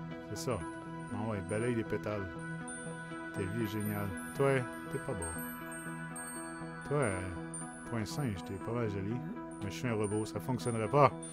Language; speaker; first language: French; native; French